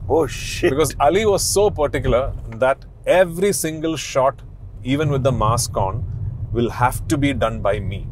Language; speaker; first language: English; non-native, local second language; Malayalam